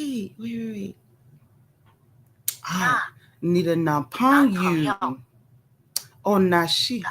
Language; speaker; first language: Chinese; non-native, learner; English